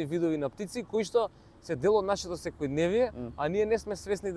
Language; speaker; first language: Macedonian; native; Macedonian